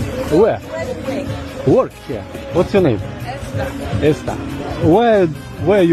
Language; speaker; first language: English; non-native, learner; Russian